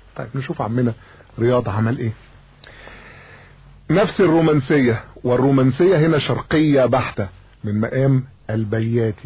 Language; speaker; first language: Arabic; native; Arabic